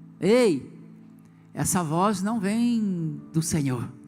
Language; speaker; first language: Portuguese; native; Portuguese